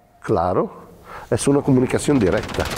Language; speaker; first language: Spanish; non-native, learner; Italian